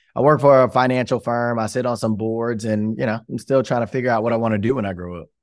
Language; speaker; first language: English; native; English